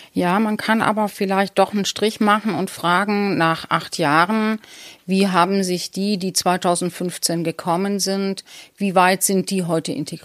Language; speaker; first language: German; native; German